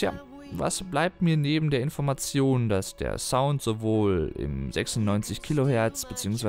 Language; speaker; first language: German; native; German